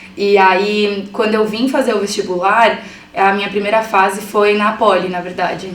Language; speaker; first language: Portuguese; early bilingual, other home language; Spanish